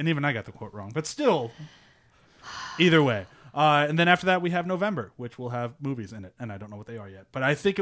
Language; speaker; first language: English; native; English